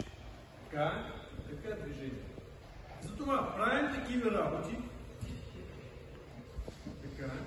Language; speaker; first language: Bulgarian; non-native, learner; Russian